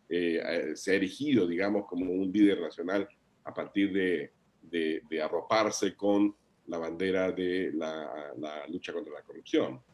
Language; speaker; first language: Spanish; native; Spanish